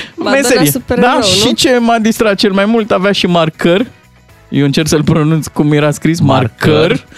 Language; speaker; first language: Romanian; native; Romanian